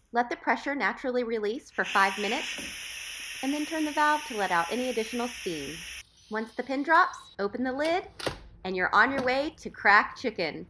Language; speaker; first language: English; native; English